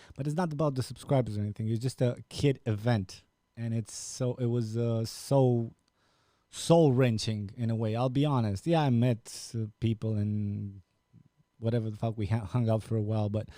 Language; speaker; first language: English; non-native, fluent; Romanian